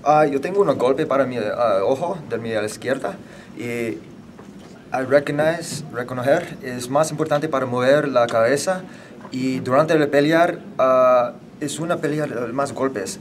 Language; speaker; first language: Spanish; non-native, learner; English